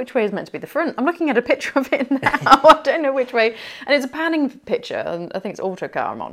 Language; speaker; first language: English; native; English